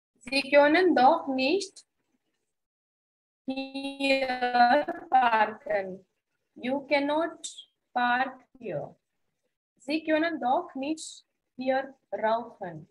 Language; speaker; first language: German; non-native, fluent; Hindi